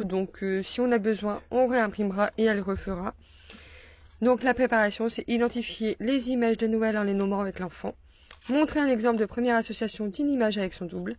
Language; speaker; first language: French; native; French